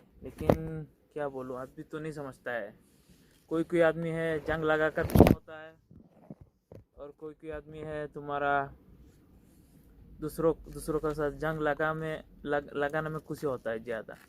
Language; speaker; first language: Hindi; non-native, local second language; Bangla